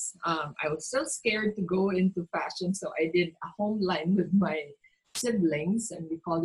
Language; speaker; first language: English; non-native, local second language; Cebuano